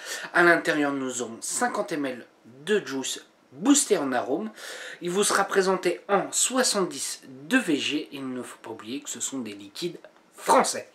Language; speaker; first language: French; native; French